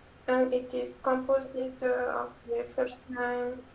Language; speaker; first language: English; non-native, learner; French